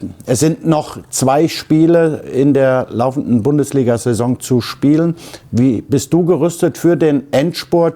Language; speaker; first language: German; native; German